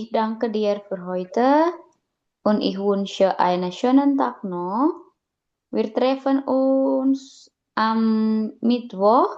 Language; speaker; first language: German; non-native, learner; Indonesian